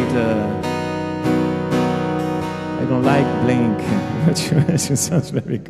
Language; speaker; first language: English; non-native, fluent; Italian